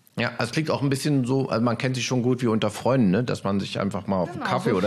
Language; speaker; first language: German; native; German